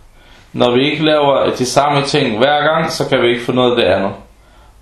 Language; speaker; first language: Danish; early bilingual, other home language; Arabic